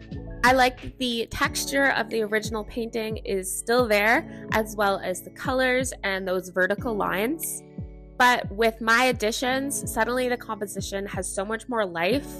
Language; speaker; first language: English; native; English